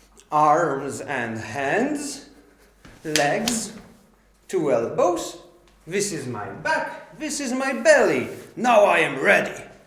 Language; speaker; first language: English; non-native, fluent; Polish